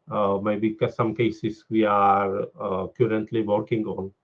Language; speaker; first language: English; non-native, fluent; Czech